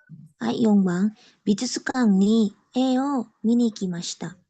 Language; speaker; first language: Japanese; non-native, learner; Indonesian